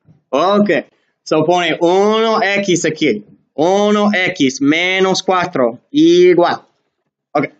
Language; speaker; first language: Spanish; non-native, learner; English